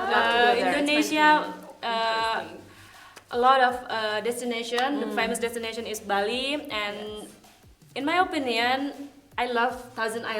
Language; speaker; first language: English; non-native, learner; Indonesian